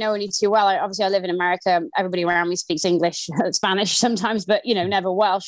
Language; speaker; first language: English; native; English